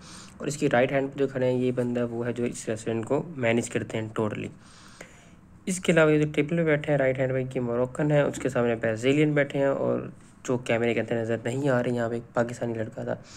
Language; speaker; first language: Urdu; non-native, local second language; Punjabi